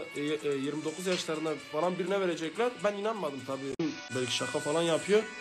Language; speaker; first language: Turkish; non-native, local second language; Kurdish